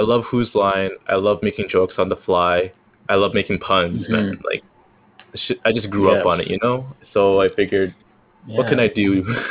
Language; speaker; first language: English; native; English